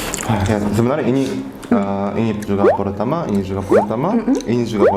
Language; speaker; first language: Indonesian; non-native, learner; Korean